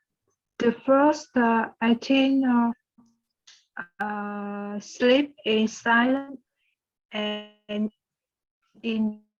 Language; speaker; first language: English; non-native, learner; Vietnamese